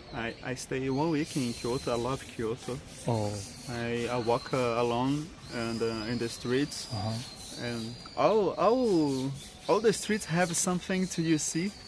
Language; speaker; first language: English; non-native, learner; Portuguese